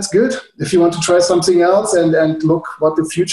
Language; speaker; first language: English; non-native, fluent; German